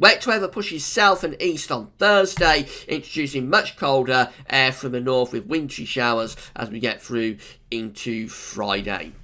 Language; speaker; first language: English; native; English